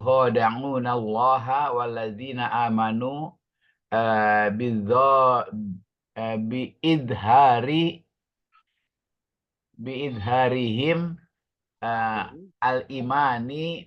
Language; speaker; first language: Arabic; non-native, learner; Indonesian